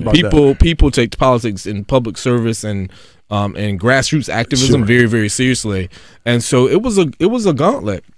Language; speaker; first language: English; native; English